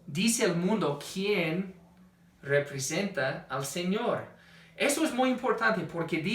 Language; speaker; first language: Spanish; non-native, fluent; English